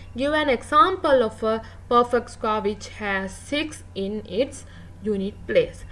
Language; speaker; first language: English; non-native, local second language; Sinhala